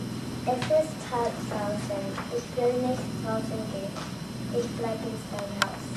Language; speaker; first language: German; non-native, learner; English